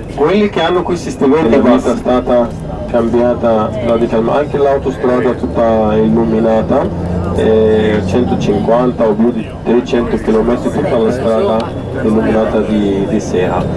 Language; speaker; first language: Italian; non-native, fluent; Arabic